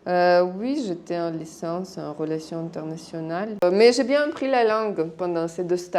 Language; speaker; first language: French; non-native, fluent; Russian